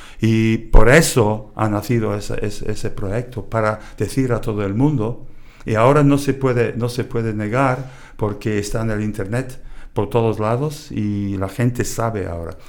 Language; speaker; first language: Spanish; non-native, fluent; English